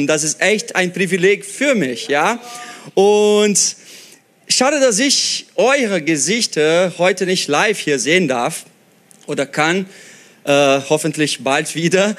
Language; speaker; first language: German; non-native, fluent; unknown